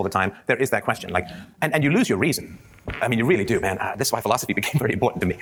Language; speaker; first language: English; native; English